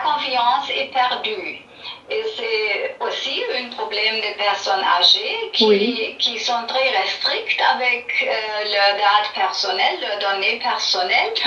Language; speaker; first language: French; non-native, learner; German